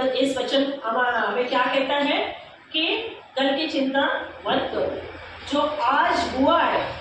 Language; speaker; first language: Hindi; non-native, local second language; Marathi